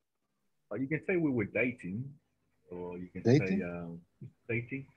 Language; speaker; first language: English; non-native, fluent; Spanish